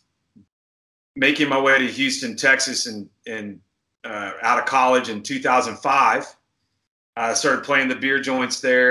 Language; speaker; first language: English; native; English